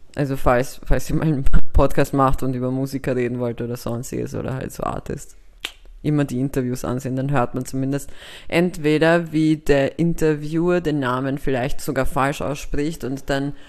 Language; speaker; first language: German; native; German